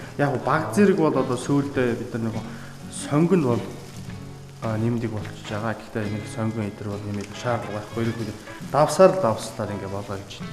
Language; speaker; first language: Mongolian; non-native, local second language; Kazakh